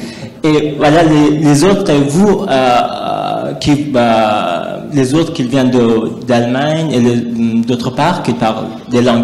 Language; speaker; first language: French; non-native, learner; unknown